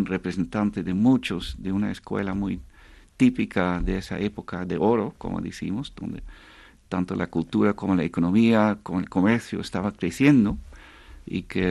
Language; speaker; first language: Spanish; non-native, fluent; Dutch